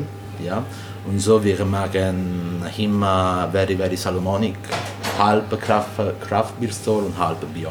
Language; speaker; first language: German; non-native, learner; Italian